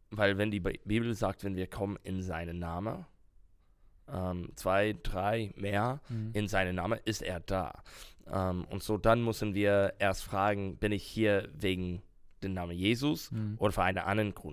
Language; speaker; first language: German; non-native, learner; English